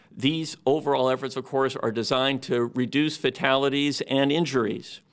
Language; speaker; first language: English; native; English